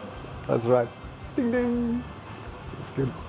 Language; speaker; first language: English; non-native, fluent; Finnish